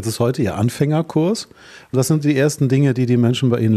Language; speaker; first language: German; native; German